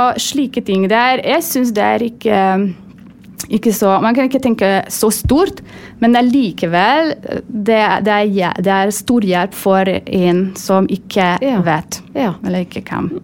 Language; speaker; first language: Norwegian; non-native, fluent; Hungarian